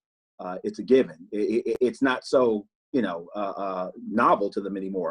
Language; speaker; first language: English; native; English